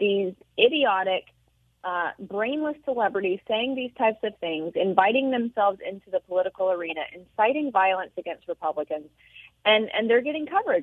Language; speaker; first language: English; native; English